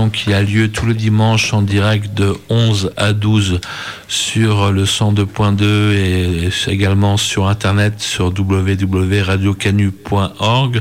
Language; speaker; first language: French; native; French